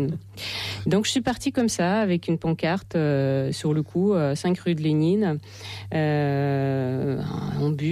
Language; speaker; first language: French; non-native, fluent; Russian